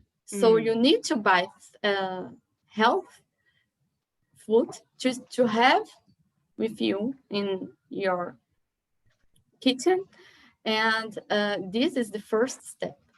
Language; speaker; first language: English; non-native, learner; Portuguese